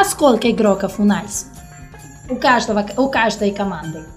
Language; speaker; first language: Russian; non-native, learner; Italian